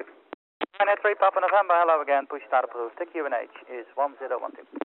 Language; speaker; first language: English; non-native, fluent; Dutch